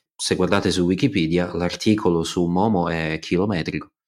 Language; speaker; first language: Italian; non-native, fluent; Russian